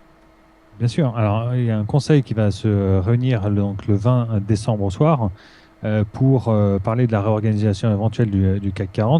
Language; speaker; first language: French; native; French